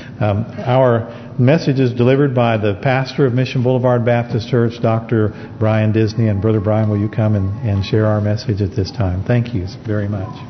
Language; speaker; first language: English; native; English